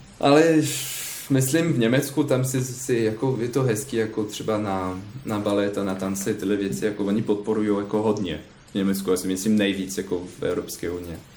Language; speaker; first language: Czech; non-native, learner; French